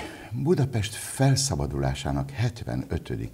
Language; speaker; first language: Hungarian; native; Hungarian